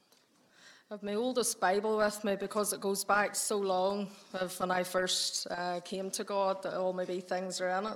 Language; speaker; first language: English; native; English